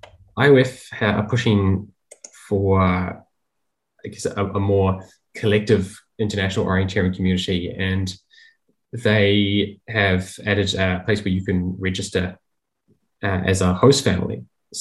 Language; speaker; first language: English; native; English